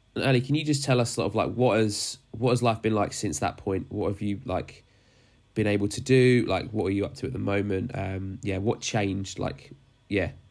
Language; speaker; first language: English; native; English